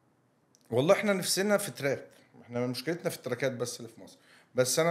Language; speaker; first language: Arabic; native; Arabic